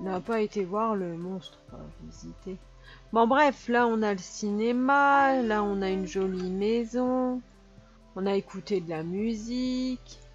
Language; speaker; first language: French; native; French